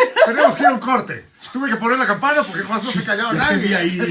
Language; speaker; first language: Spanish; native; Spanish